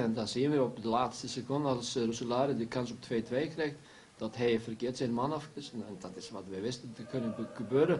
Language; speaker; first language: Dutch; non-native, fluent; Icelandic